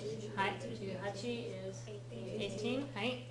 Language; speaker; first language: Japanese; non-native, fluent; English